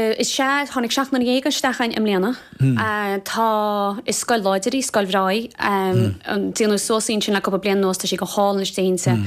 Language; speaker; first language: Irish; native; Irish